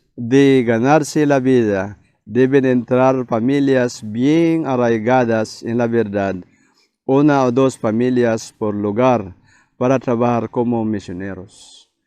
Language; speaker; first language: Spanish; non-native, fluent; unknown